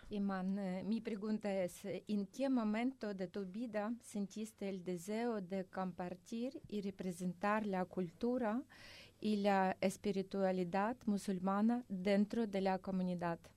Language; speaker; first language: Spanish; non-native, fluent; Russian